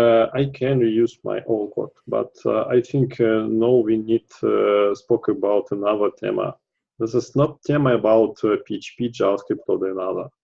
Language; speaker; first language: English; non-native, learner; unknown